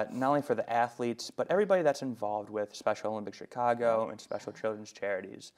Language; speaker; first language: English; native; English